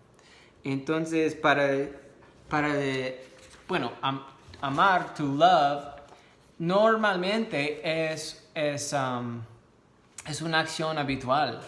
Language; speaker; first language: Spanish; non-native, fluent; English